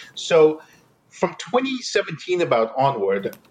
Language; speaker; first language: English; non-native, fluent; Russian